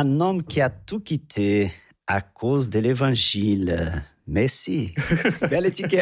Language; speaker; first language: French; non-native, fluent; Portuguese